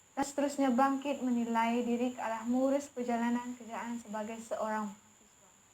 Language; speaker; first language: Malay; non-native, local second language; Iban